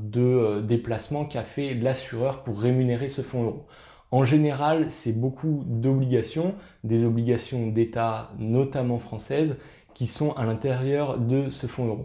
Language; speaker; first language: French; native; French